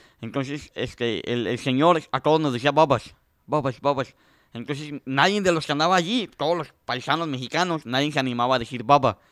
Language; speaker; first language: Spanish; native; Spanish